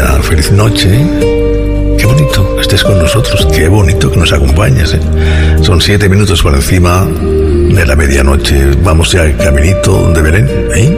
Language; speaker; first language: Spanish; native; Spanish